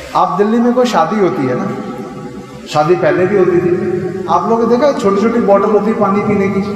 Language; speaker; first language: Hindi; native; Hindi